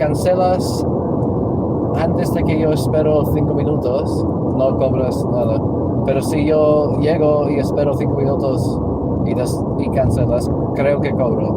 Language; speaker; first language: Spanish; non-native, local second language; English